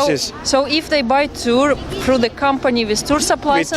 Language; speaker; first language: English; non-native, fluent; Russian